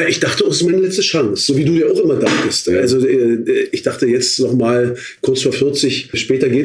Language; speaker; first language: German; native; German